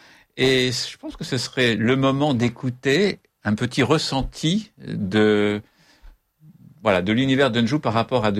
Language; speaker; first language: French; native; French